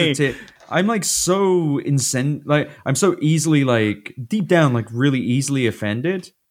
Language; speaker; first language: English; native; English